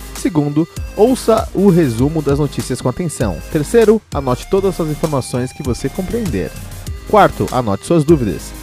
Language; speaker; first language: Portuguese; native; Portuguese